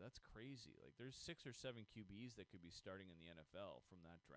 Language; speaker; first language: English; native; English